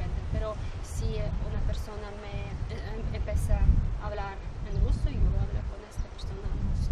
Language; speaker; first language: Spanish; non-native, learner; Kazakh